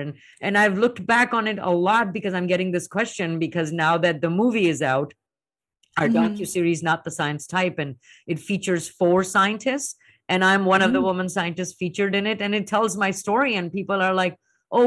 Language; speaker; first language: English; non-native, local second language; Hindi